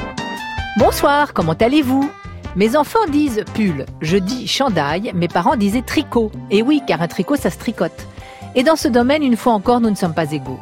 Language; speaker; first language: French; native; French